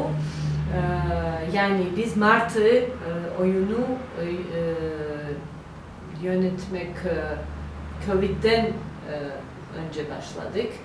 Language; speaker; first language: Turkish; non-native, learner; Georgian